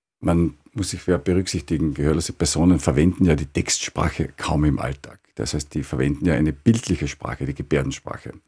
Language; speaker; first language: German; native; German